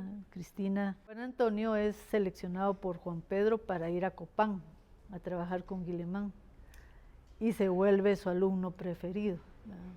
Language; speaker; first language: Spanish; native; Spanish